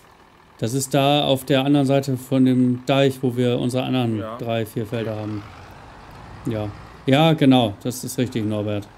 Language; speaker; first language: German; native; German